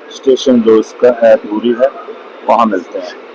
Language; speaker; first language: Hindi; non-native, local second language; Punjabi